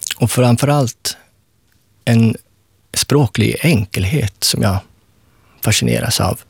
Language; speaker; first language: Swedish; native; Swedish